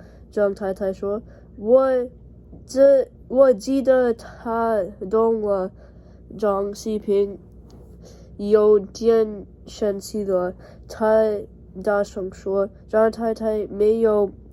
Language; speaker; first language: Chinese; non-native, learner; English